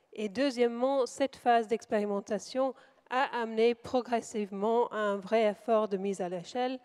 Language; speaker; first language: French; non-native, fluent; English